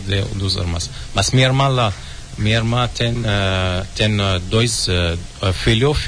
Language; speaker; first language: Portuguese; non-native, learner; Arabic